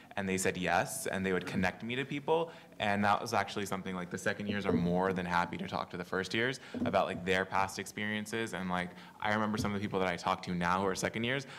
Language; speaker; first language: English; native; English